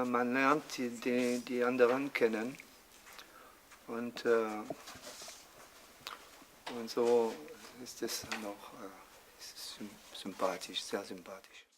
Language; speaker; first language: German; non-native, learner; French